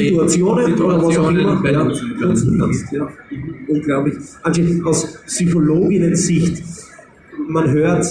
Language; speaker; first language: German; native; German